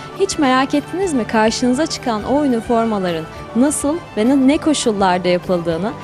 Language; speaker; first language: Turkish; native; Turkish